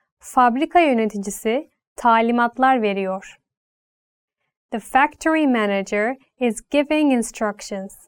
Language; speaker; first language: Turkish; native; Turkish